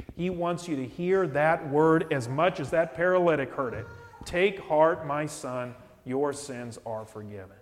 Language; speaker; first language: English; native; English